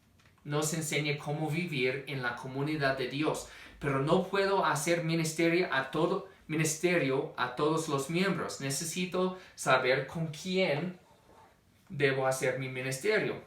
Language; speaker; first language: Spanish; non-native, fluent; English